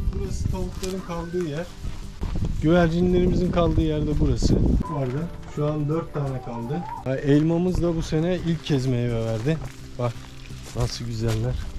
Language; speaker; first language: Turkish; early bilingual, heritage; Turkish